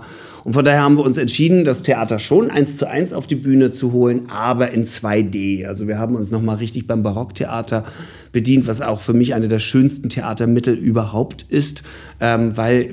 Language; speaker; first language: German; native; German